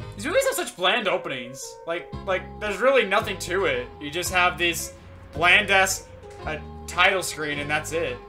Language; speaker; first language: English; native; English